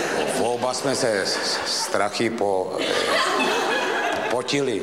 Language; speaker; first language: Czech; native; Czech